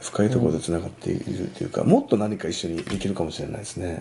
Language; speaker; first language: Japanese; native; Japanese